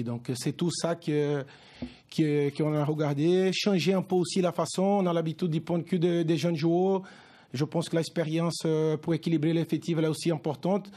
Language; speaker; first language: French; non-native, fluent; Portuguese